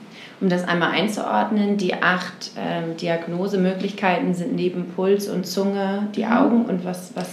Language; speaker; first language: German; native; German